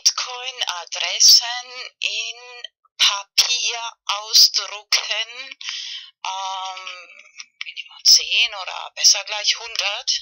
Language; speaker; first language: German; non-native, learner; Spanish